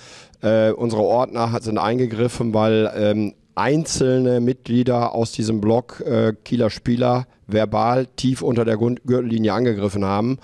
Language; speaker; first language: German; native; German